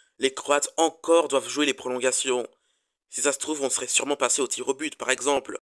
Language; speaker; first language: French; native; French